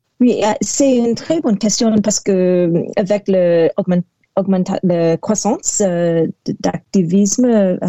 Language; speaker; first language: French; non-native, learner; English